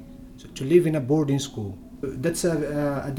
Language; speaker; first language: English; non-native, fluent; Berber languages